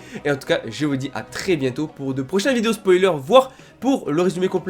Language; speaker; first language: French; native; French